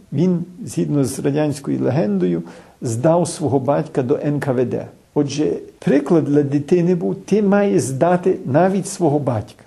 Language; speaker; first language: Ukrainian; early bilingual, heritage; Ukrainian